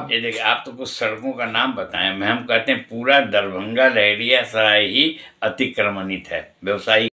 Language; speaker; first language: Hindi; native; Hindi